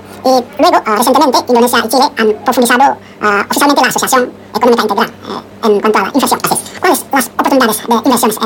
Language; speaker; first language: Spanish; non-native, fluent; Indonesian